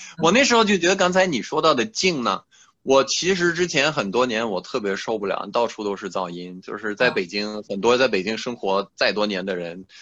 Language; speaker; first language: Chinese; non-native, fluent; French